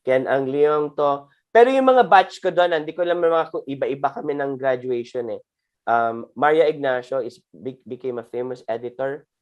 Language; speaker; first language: Filipino; native; Filipino